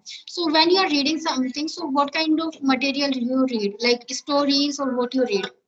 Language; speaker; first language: English; non-native, learner; Hindi